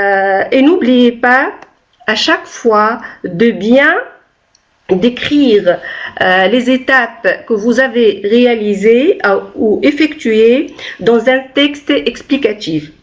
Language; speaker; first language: French; non-native, local second language; Arabic